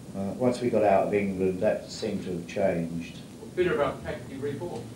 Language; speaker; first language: English; native; English